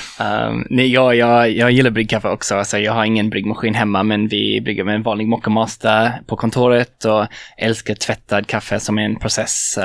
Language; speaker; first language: Swedish; non-native, fluent; English